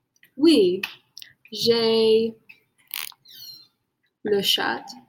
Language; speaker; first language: French; non-native, learner; English